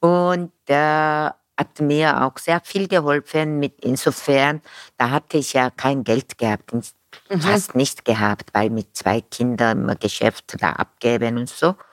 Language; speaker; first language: German; non-native, fluent; Korean